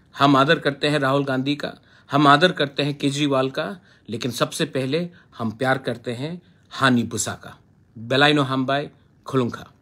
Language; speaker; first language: Hindi; non-native, local second language; Kok Borok